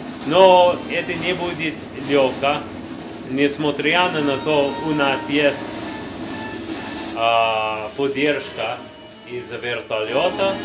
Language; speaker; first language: Russian; non-native, learner; English